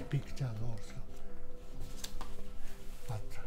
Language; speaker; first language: English; non-native, learner; Japanese